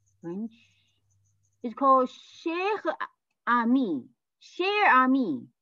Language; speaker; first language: English; non-native, learner; French